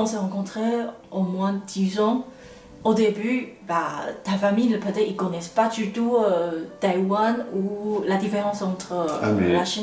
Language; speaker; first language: French; non-native, fluent; Chinese